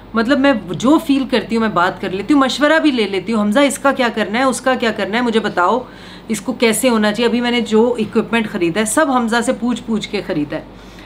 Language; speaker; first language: Urdu; non-native, local second language; Punjabi